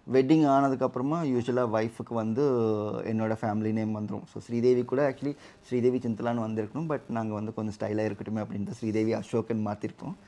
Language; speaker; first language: Tamil; non-native, local second language; Telugu